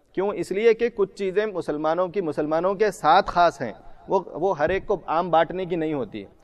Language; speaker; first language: Urdu; native; Urdu